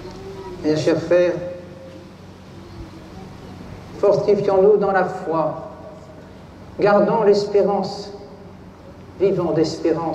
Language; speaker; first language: French; native; French